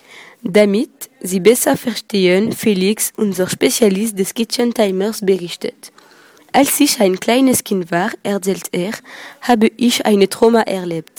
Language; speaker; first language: German; non-native, learner; French